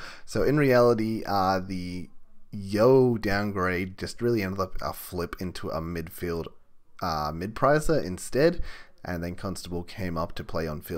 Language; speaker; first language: English; native; English